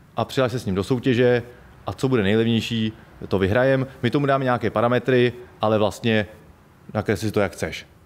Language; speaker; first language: Czech; native; Czech